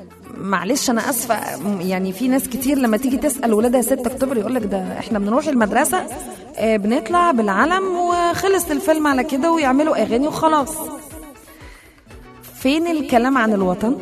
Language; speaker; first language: Arabic; native; Arabic